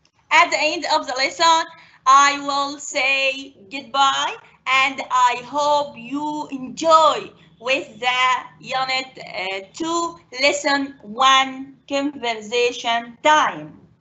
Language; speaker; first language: English; non-native, fluent; Arabic